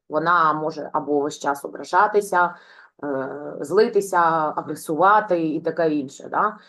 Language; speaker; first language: Ukrainian; non-native, local second language; Russian